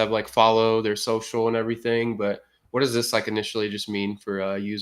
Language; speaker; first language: English; native; English